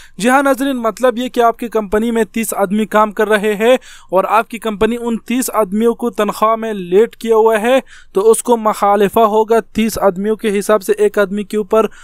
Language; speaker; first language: Urdu; non-native, local second language; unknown